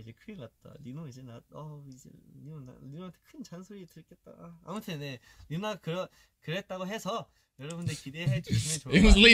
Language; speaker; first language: Korean; early bilingual, heritage; Korean